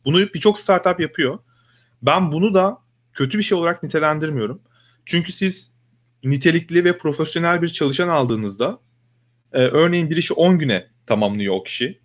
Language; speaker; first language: Turkish; native; Turkish